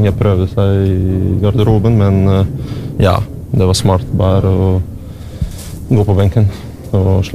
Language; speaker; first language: Norwegian; non-native, learner; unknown